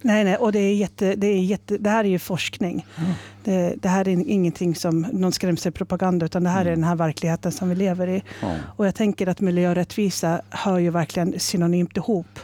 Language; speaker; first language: Swedish; native; Swedish